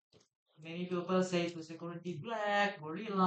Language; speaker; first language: English; non-native, learner; Indonesian